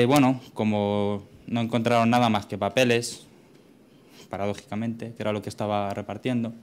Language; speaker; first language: Spanish; native; Spanish